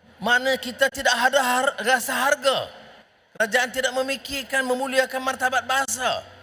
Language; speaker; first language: Malay; native; Malay